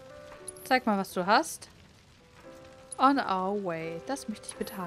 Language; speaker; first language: German; native; German